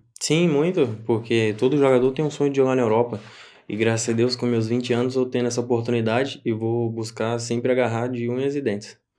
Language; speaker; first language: Portuguese; native; Portuguese